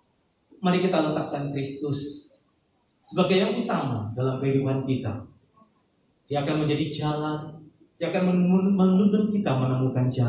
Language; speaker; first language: Indonesian; native; Indonesian